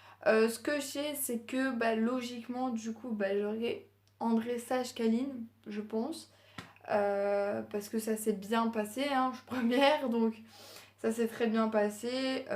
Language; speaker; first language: French; native; French